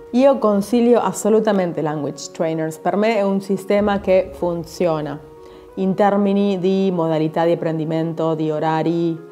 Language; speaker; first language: Italian; non-native, learner; Spanish